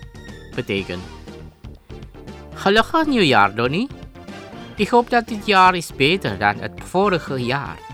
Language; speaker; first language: Dutch; non-native, fluent; Indonesian